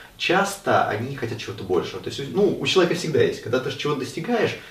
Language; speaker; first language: Russian; native; Russian